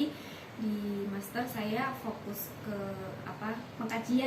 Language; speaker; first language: Indonesian; native; Indonesian